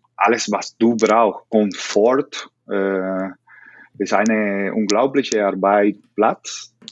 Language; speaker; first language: German; non-native, fluent; Spanish